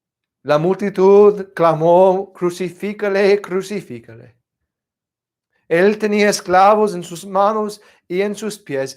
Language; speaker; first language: Spanish; non-native, fluent; English